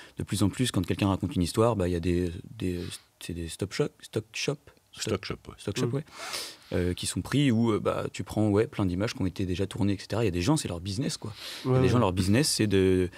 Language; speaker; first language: French; native; French